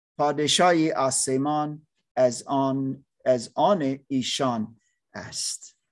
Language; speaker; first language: Persian; non-native, learner; English